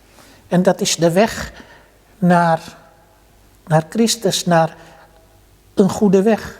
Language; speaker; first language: Dutch; early bilingual, other home language; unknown